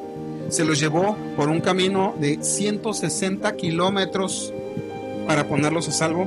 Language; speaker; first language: Spanish; native; Spanish